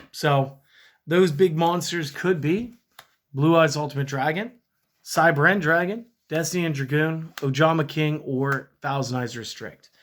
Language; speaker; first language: English; native; English